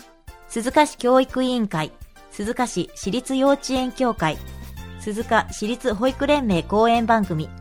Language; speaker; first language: Japanese; native; Japanese